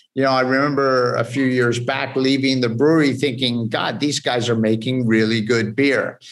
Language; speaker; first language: English; early bilingual, other home language; Spanish